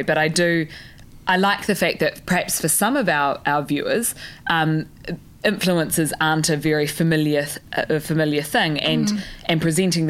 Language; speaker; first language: English; native; English